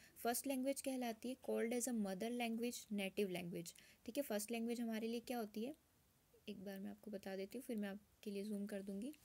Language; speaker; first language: Hindi; native; Hindi